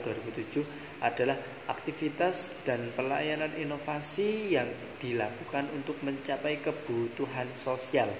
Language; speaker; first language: Indonesian; native; Indonesian